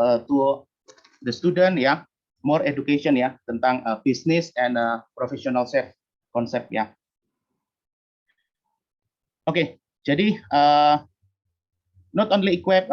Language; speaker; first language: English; non-native, learner; Indonesian